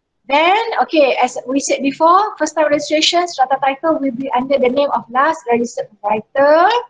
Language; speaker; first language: English; non-native, local second language; Malay